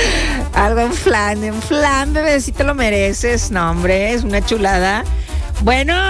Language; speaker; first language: Spanish; native; Spanish